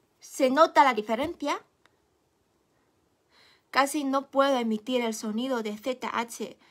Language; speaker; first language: Spanish; non-native, fluent; Chinese